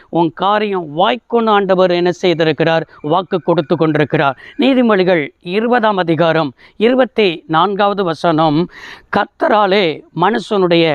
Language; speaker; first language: Tamil; native; Tamil